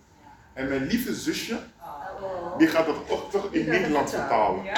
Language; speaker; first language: Dutch; non-native, local second language; Lingala